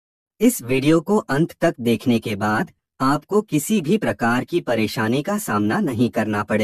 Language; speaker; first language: Hindi; native; Hindi